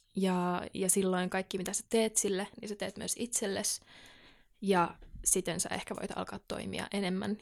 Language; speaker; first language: Finnish; native; Finnish